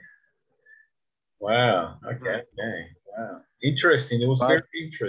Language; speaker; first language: English; non-native, learner; Spanish